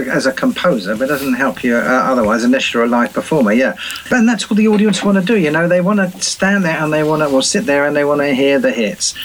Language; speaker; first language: English; native; English